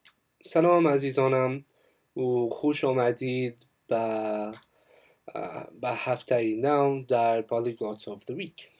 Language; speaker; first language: Persian; non-native, learner; English